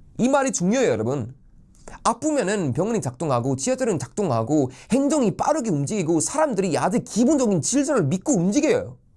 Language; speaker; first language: Korean; non-native, fluent; Swedish